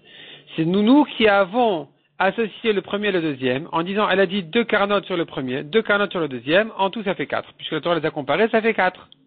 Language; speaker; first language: French; native; French